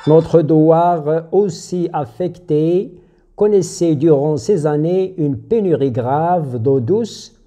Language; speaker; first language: French; non-native, local second language; Arabic